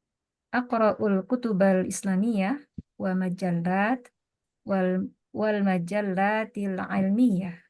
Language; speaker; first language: Arabic; non-native, learner; Indonesian